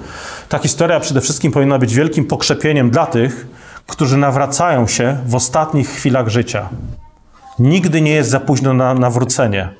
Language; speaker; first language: Polish; native; Polish